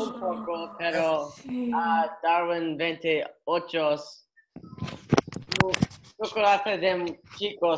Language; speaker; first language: Spanish; non-native, learner; English